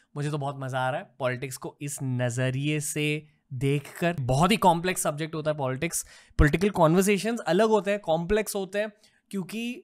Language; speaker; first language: Hindi; non-native, local second language; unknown